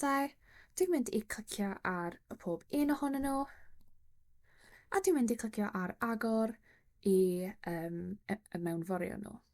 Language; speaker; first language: Welsh; non-native, local second language; English